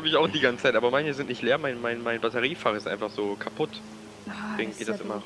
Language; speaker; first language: German; native; German